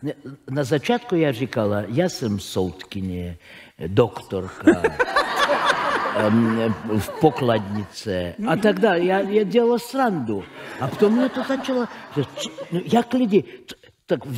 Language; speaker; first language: Czech; non-native, fluent; Russian